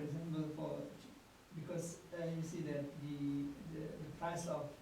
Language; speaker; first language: English; non-native, learner; Indonesian